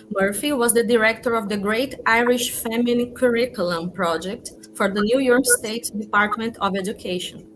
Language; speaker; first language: English; non-native, fluent; Portuguese